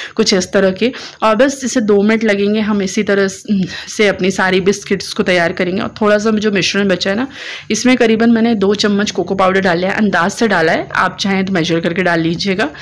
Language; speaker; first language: Hindi; native; Hindi